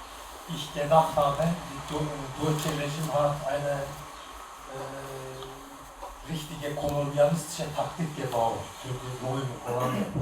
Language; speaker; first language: German; non-native, learner; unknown